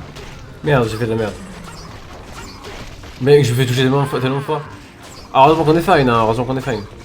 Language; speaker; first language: French; native; French